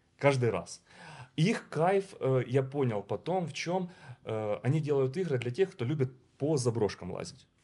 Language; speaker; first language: Russian; native; Russian